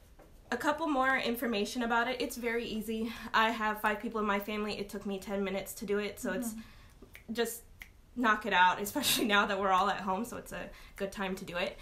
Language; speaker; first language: English; early bilingual, other home language; Arabic